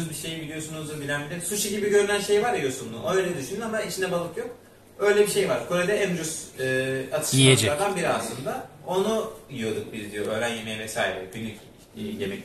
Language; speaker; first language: Turkish; native; Turkish